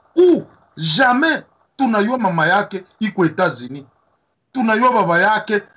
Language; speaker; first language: French; non-native, local second language; Swahili